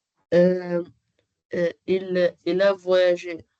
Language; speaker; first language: French; non-native, learner; Arabic